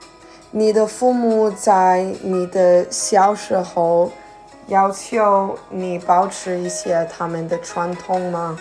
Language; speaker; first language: Chinese; early bilingual, heritage; Chinese